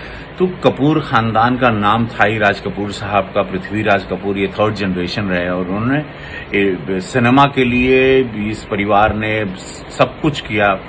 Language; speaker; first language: Hindi; native; Hindi